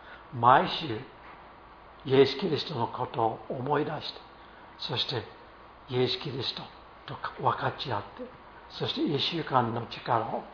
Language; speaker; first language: Japanese; non-native, fluent; English